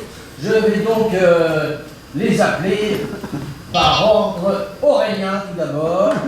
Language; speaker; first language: French; native; French